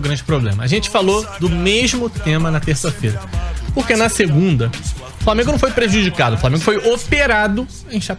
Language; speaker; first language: Portuguese; native; Portuguese